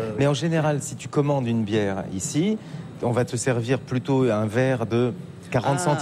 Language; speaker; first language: French; native; French